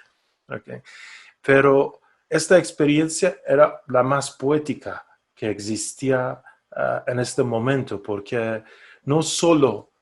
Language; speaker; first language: Spanish; non-native, fluent; Persian